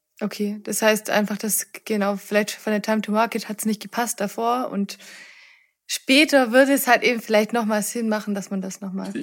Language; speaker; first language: German; native; German